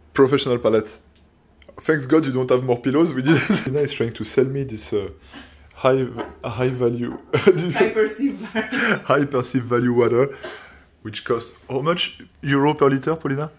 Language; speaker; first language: English; non-native, fluent; French